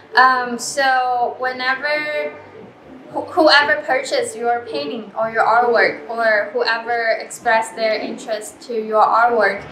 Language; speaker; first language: English; non-native, fluent; Chinese